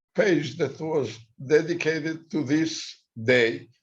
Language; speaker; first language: English; non-native, fluent; Hebrew